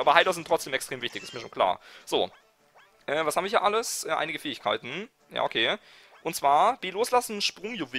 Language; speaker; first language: German; native; German